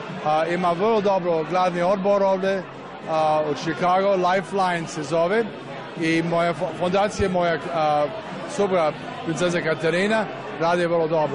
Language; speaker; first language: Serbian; early bilingual, heritage; English